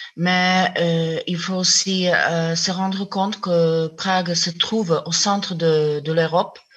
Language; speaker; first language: French; non-native, fluent; Czech